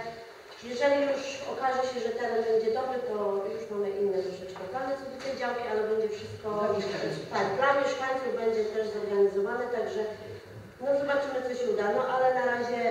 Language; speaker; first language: Polish; native; Polish